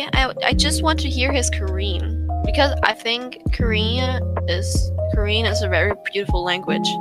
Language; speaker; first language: English; non-native, learner; German